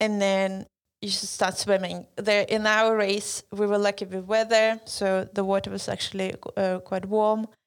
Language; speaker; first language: English; non-native, fluent; Lithuanian